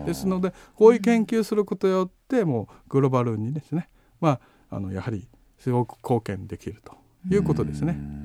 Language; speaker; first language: Japanese; non-native, fluent; Chinese